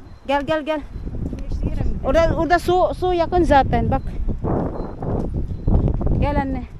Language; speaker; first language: Turkish; non-native, learner; Filipino